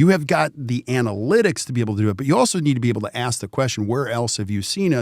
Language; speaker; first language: English; native; English